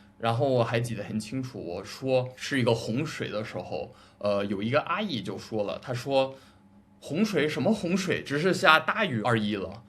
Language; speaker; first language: Chinese; non-native, fluent; English